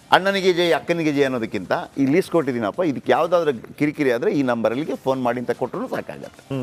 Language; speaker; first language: Kannada; native; Kannada